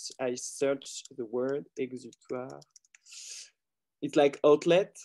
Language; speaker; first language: English; non-native, learner; French